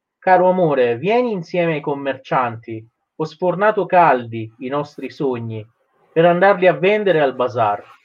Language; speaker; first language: Italian; non-native, fluent; Persian